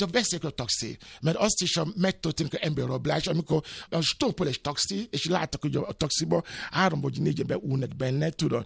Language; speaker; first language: Hungarian; non-native, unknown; Yoruba